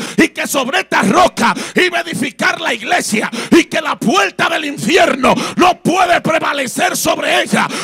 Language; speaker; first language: Spanish; native; Spanish